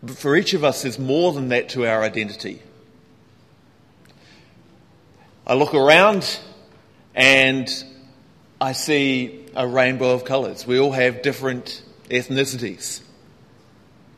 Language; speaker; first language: English; native; English